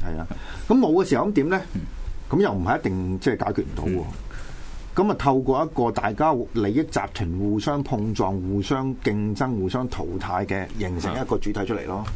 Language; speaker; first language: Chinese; non-native, local second language; Cantonese